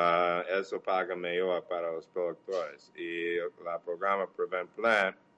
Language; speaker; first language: Portuguese; non-native, learner; English